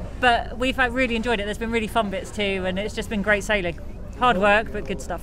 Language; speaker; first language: English; native; English